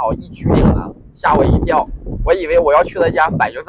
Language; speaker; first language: Chinese; native; Chinese